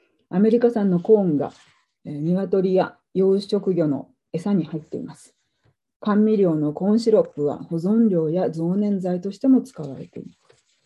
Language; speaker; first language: Japanese; native; Japanese